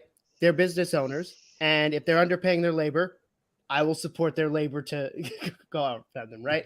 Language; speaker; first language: English; native; English